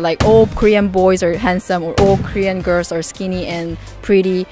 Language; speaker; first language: English; non-native, learner; Korean